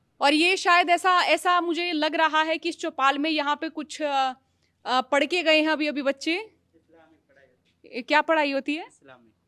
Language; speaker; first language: Hindi; native; Hindi